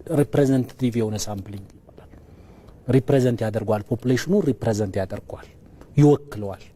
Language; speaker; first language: Amharic; non-native, local second language; Oromo